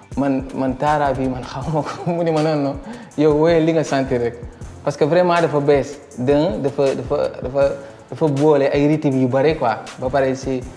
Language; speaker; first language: Wolof; non-native, local second language; Fula